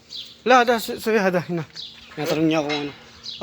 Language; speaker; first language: Arabic; non-native, learner; Filipino